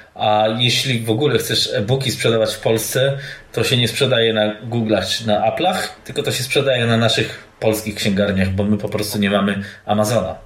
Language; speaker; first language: Polish; native; Polish